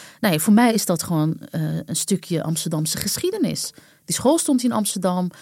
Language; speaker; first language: Dutch; early bilingual, other home language; Arabic